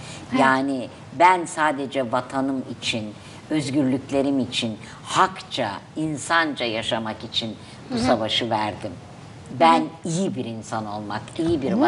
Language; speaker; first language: Turkish; native; Turkish